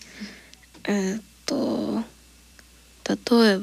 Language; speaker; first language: Japanese; non-native, learner; English